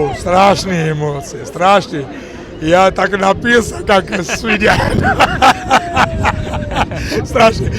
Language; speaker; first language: Russian; non-native, local second language; Georgian